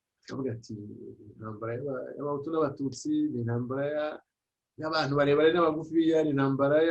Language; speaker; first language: Kinyarwanda; early bilingual, heritage; Kinyarwanda